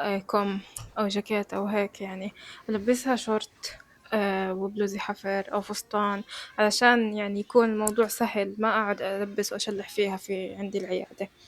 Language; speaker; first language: Arabic; native; Arabic